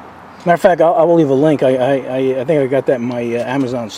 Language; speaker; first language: English; native; English